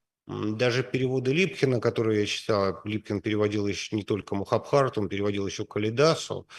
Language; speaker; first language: Russian; native; Russian